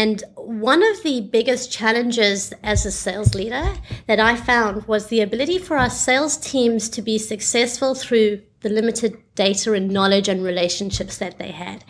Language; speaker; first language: English; native; English